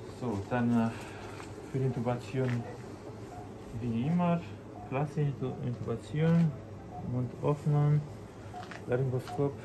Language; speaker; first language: German; non-native, learner; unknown